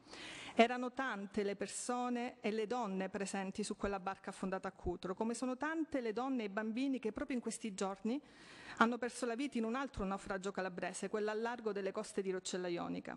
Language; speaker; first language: Italian; native; Italian